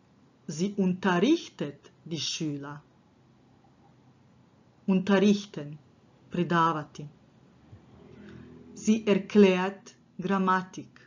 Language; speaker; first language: German; non-native, fluent; Croatian